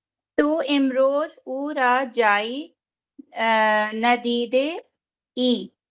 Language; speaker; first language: Persian; non-native, learner; Urdu